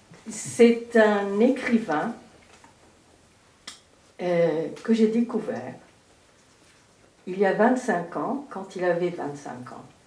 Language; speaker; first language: French; early bilingual, heritage; French